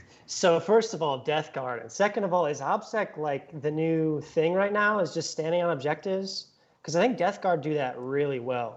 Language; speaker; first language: English; native; English